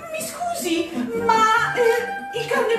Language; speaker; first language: Italian; native; Italian